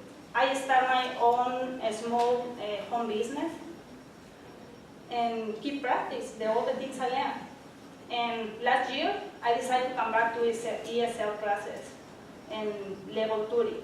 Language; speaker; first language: English; non-native, learner; Spanish